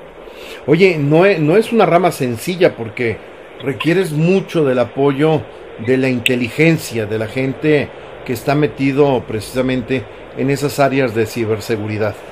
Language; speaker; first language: Spanish; native; Spanish